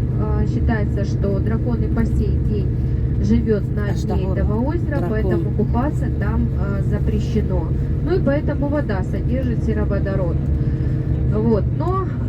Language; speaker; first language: Russian; native; Russian